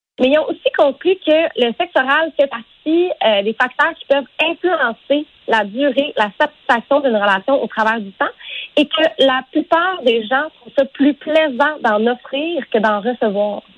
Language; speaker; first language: French; native; French